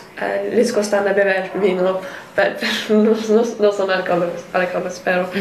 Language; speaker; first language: Spanish; non-native, learner; English